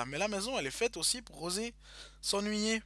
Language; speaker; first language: French; native; French